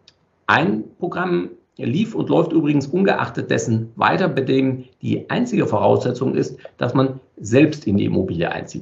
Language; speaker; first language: German; native; German